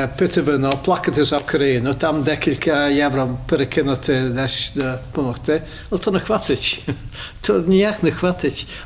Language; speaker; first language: Ukrainian; early bilingual, heritage; Ukrainian